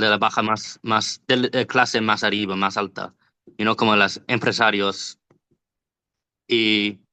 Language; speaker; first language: Spanish; non-native, learner; English